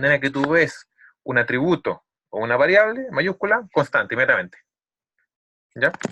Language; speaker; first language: Spanish; native; Spanish